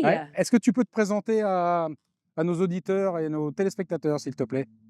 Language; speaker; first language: French; native; French